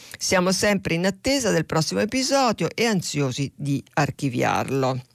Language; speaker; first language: Italian; native; Italian